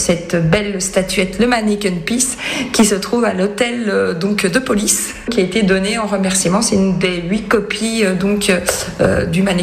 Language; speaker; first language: French; native; French